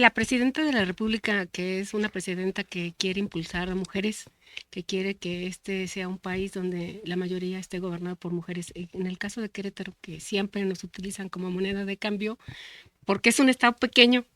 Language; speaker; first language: Spanish; native; Spanish